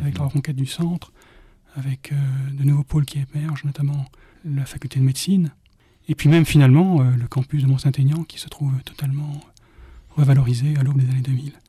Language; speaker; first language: French; native; French